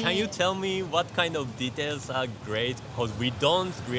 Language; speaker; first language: English; non-native, fluent; Japanese